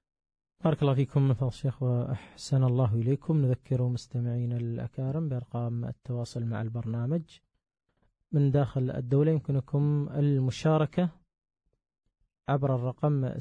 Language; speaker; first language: Arabic; native; Arabic